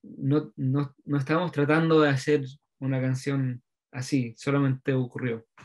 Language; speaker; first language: Spanish; early bilingual, heritage; Norwegian